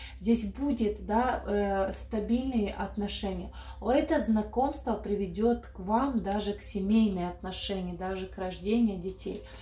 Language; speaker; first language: Russian; non-native, local second language; Romanian